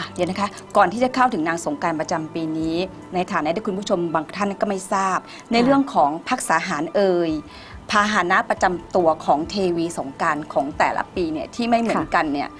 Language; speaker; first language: Thai; native; Thai